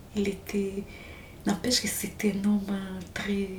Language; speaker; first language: French; non-native, local second language; Malagasy